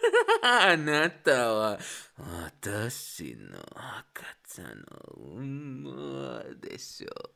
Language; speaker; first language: Japanese; non-native, learner; Spanish